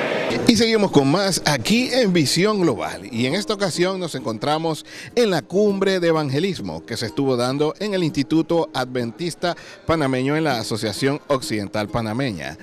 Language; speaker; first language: Spanish; native; Spanish